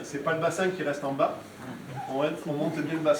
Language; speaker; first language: French; native; French